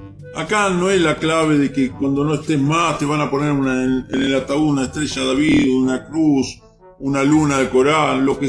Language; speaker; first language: Spanish; native; Spanish